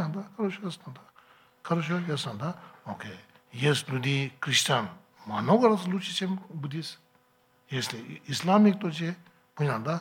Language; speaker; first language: Russian; non-native, learner; Tibetan